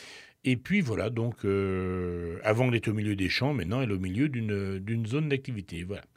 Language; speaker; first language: French; native; French